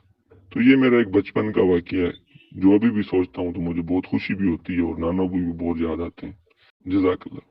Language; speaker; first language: Urdu; native; Urdu